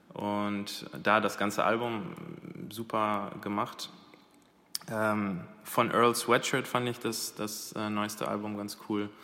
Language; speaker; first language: German; early bilingual, other home language; Arabic